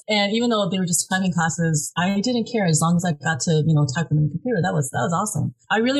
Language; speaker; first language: English; early bilingual, other home language; Hmong